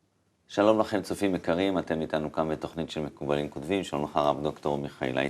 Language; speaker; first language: Hebrew; native; Hebrew